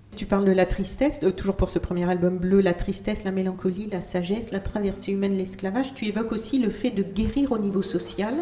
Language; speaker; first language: French; native; French